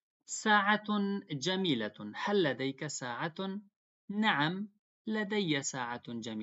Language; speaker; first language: Arabic; non-native, fluent; Pashto